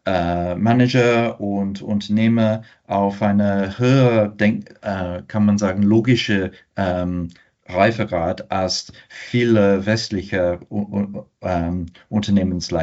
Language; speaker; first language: German; non-native, fluent; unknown